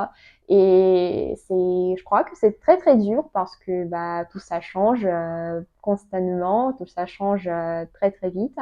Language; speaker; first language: French; non-native, learner; Russian